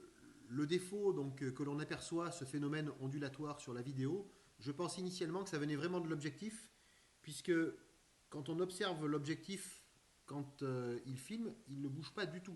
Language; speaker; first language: French; native; French